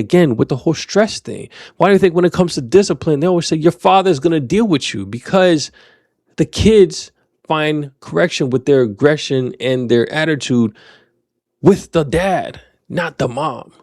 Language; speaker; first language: English; native; English